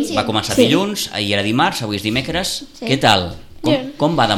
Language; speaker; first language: Catalan; native; Catalan